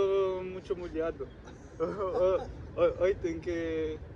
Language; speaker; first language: Spanish; non-native, learner; French